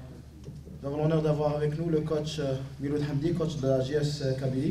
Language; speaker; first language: French; native; French